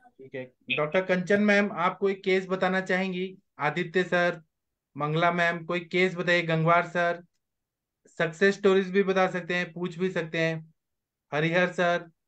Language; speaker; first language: Hindi; native; Hindi